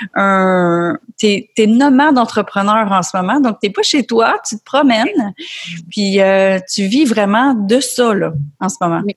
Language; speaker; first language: French; native; French